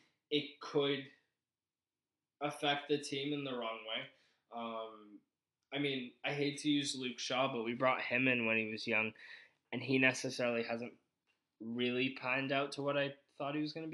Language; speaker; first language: English; native; English